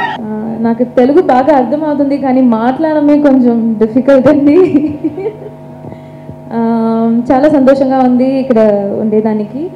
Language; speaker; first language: Telugu; non-native, learner; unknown